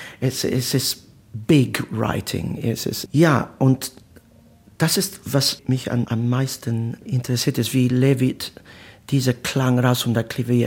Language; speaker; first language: German; non-native, learner; Italian